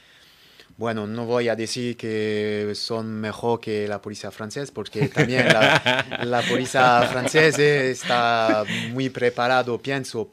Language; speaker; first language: Spanish; non-native, learner; French